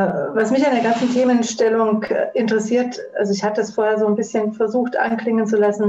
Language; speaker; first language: German; native; German